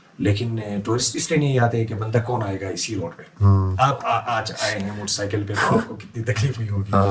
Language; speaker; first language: Urdu; non-native, local second language; Khowar